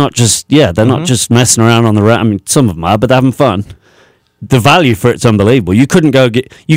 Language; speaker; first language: English; native; English